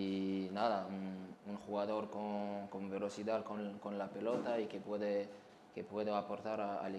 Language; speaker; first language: Spanish; non-native, fluent; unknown